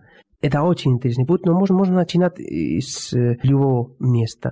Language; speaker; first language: Russian; non-native, fluent; Spanish